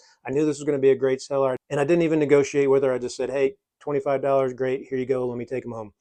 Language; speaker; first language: English; native; English